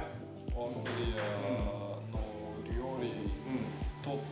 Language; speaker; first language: Japanese; non-native, learner; German